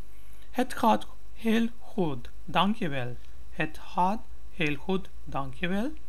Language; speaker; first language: Dutch; non-native, learner; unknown